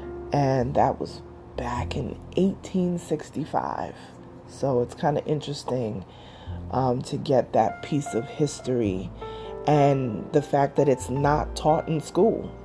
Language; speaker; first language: English; native; English